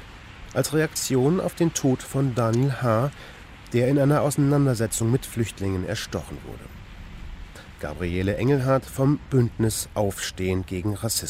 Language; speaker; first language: German; native; German